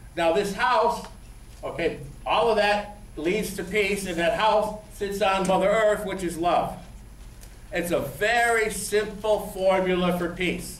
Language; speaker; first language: English; native; English